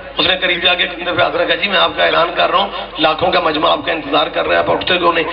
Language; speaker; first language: Urdu; non-native, local second language; Punjabi